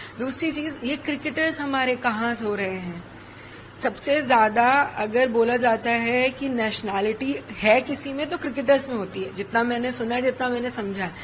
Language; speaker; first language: Hindi; native; Hindi